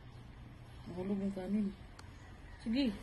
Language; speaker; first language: Filipino; non-native, local second language; Cebuano